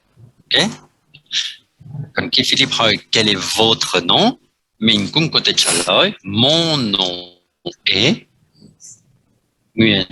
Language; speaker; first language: Vietnamese; non-native, fluent; French